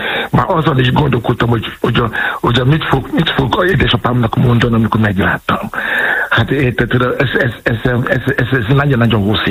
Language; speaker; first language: Hungarian; non-native, fluent; Yoruba